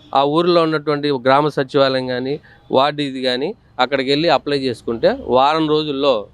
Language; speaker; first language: Telugu; native; Telugu